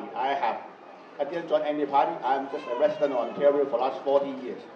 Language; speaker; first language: English; non-native, learner; Chinese